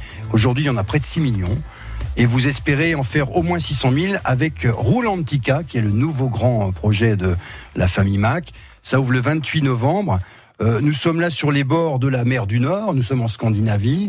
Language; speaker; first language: French; native; French